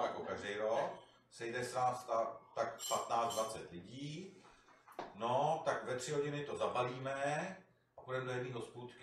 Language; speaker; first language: Czech; native; Czech